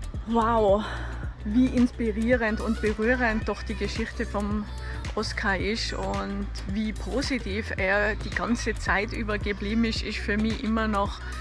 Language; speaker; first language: German; native; German